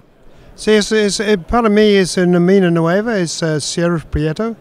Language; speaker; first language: Spanish; non-native, fluent; English